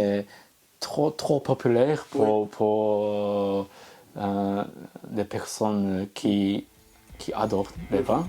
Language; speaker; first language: French; non-native, learner; Japanese